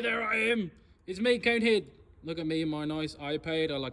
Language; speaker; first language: English; native; English